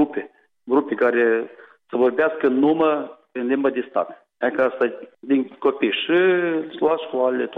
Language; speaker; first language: Romanian; non-native, local second language; Gagauz